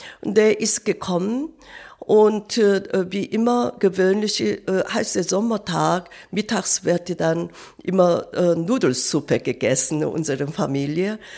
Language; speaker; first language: German; non-native, learner; Korean